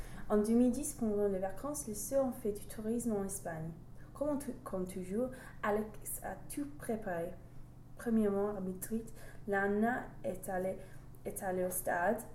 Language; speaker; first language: French; non-native, learner; English